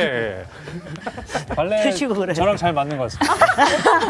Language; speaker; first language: Korean; native; Korean